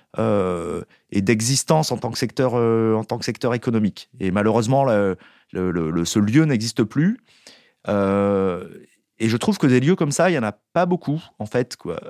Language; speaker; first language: French; native; French